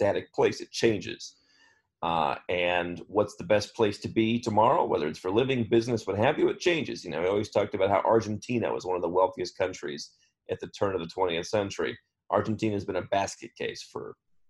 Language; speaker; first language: English; native; English